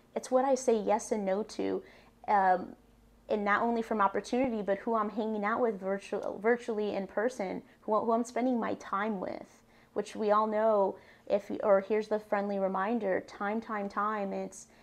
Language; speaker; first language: English; native; English